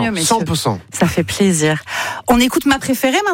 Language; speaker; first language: French; native; French